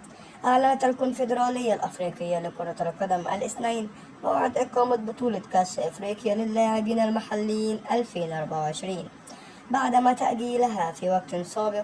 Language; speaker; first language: Arabic; native; Arabic